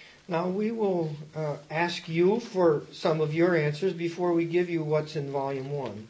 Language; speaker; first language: English; native; English